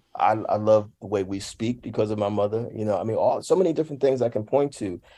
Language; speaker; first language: English; native; English